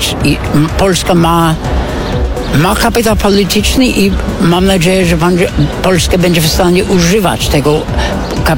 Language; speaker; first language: Polish; non-native, fluent; English